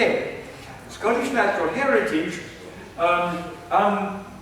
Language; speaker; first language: Spanish; non-native, fluent; English